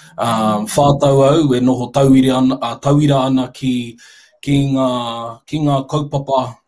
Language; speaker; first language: Māori; non-native, local second language; English